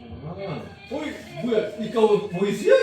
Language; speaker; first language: Korean; native; Korean